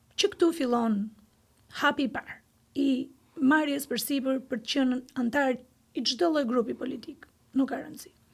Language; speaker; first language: Albanian; non-native, local second language; Greek